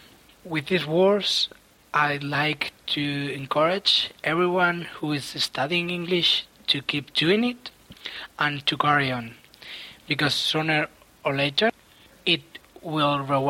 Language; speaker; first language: English; non-native, fluent; Spanish